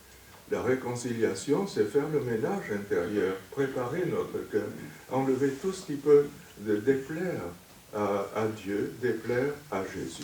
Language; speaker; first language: French; native; French